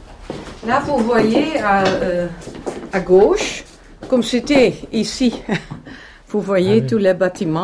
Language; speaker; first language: French; non-native, learner; Dutch